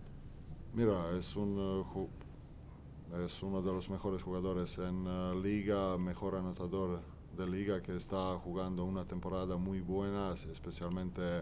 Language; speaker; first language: Spanish; non-native, fluent; Croatian